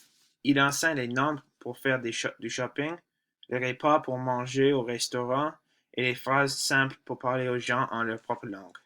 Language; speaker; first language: French; non-native, learner; English